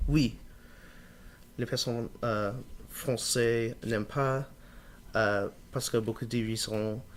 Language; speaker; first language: French; non-native, learner; English